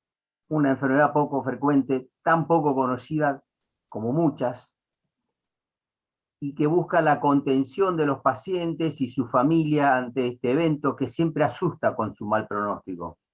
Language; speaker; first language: Spanish; native; Spanish